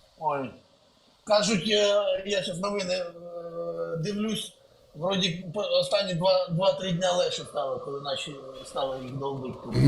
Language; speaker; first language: Ukrainian; native; Ukrainian